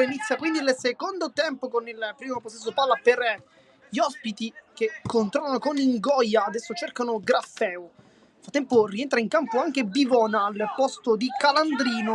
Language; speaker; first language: Italian; native; Italian